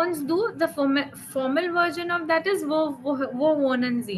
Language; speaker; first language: German; non-native, learner; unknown